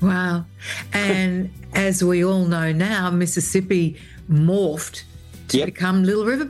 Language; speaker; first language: English; native; English